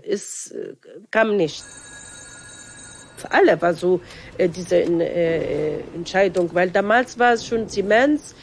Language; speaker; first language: German; non-native, fluent; Arabic